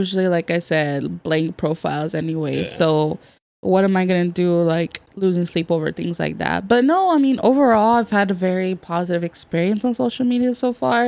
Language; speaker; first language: English; native; English